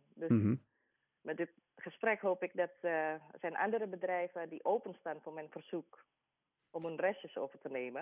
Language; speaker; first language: Dutch; non-native, learner; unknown